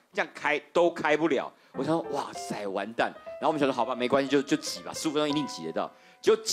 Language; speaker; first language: Chinese; native; Chinese